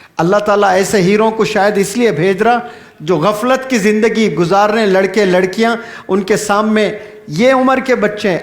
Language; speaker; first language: Urdu; native; Urdu